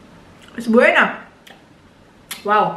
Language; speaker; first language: Spanish; non-native, learner; Indonesian